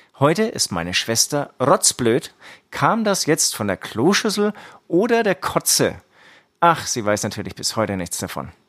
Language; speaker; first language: German; early bilingual, other home language; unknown